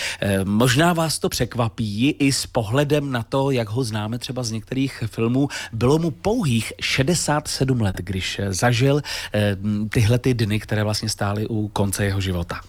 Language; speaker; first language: Czech; native; Czech